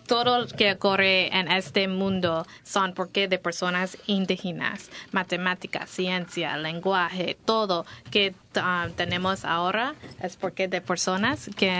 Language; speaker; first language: Spanish; non-native, learner; English